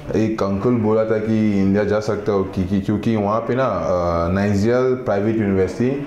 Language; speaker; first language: Hindi; non-native, fluent; Igbo